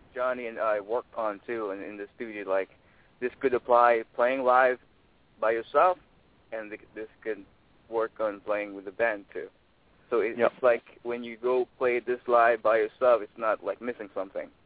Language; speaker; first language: English; non-native, local second language; Filipino